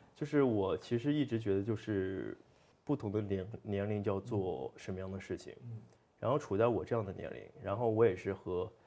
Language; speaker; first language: Chinese; native; Chinese